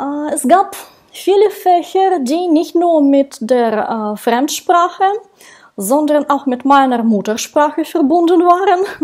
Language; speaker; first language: German; non-native, fluent; Russian